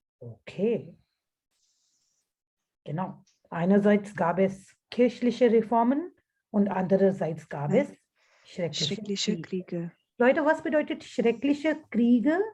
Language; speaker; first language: German; non-native, fluent; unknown